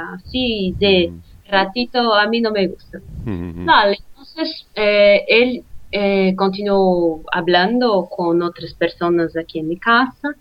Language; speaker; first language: Spanish; non-native, fluent; Portuguese